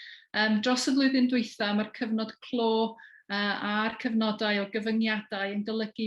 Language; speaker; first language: Welsh; native; Welsh